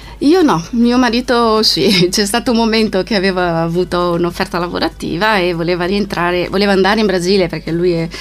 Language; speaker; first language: Italian; non-native, fluent; Portuguese